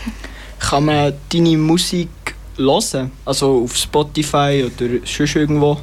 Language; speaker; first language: German; native; German